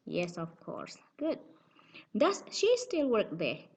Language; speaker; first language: English; non-native, fluent; Indonesian